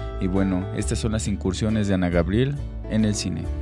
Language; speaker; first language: Spanish; native; Spanish